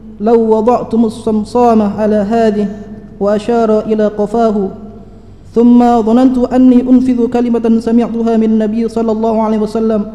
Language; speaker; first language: Arabic; non-native, fluent; Malay